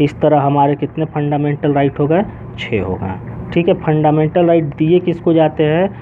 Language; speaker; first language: Hindi; native; Hindi